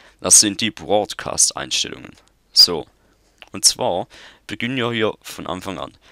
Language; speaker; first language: German; native; German